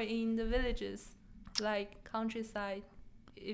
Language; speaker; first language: English; non-native, fluent; Chinese